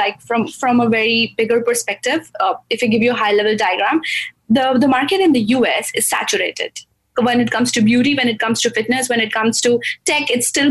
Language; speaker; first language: English; non-native, local second language; Gujarati